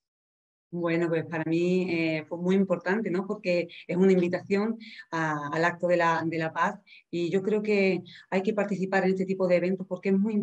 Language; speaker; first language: Spanish; native; Spanish